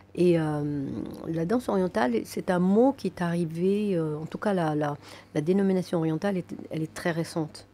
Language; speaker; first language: French; non-native, local second language; Arabic